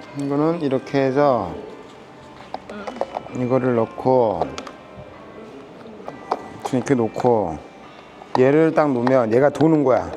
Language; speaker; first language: Korean; native; Korean